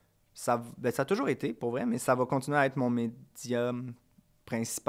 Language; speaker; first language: French; native; French